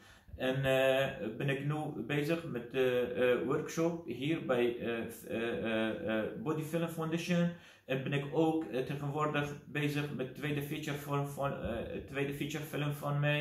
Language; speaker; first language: Dutch; non-native, learner; Kurdish